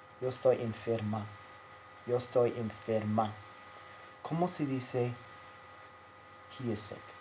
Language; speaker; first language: Spanish; non-native, fluent; English